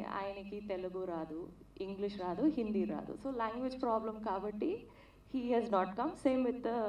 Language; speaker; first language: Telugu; non-native, learner; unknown